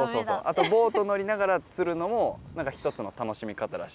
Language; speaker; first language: Japanese; native; Japanese